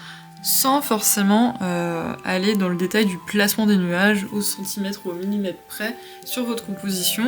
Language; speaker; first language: French; native; French